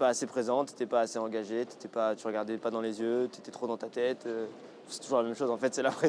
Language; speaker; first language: French; native; French